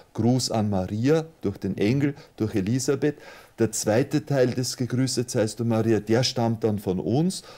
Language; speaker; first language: German; native; German